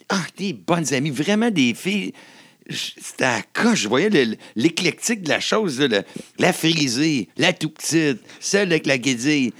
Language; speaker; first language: French; native; French